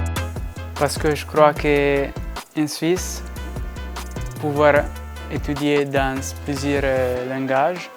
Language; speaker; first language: French; non-native, local second language; Italian